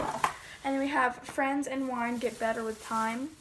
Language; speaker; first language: English; native; English